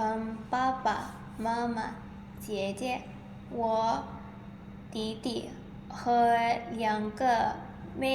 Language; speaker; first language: Chinese; non-native, learner; Indonesian